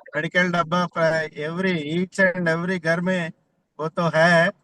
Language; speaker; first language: Hindi; non-native, local second language; Telugu